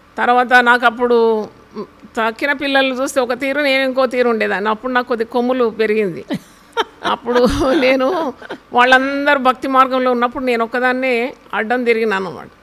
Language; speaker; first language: Telugu; non-native, local second language; Malayalam